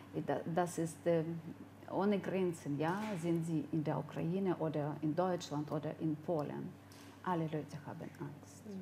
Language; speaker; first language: German; non-native, learner; Ukrainian